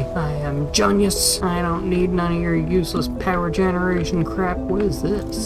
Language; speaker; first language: English; native; English